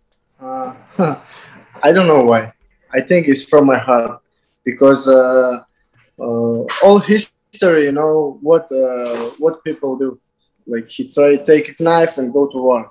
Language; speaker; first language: English; non-native, learner; Azerbaijani